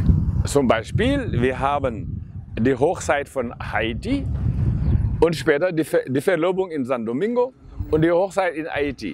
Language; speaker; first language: German; non-native, fluent; Wolof